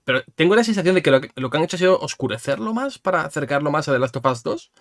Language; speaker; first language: Spanish; native; Spanish